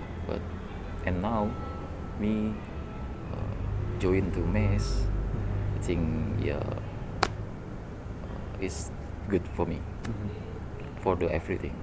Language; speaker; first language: English; non-native, learner; Indonesian